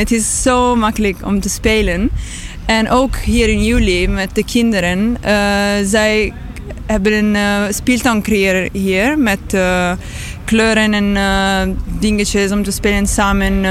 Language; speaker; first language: Dutch; non-native, learner; Italian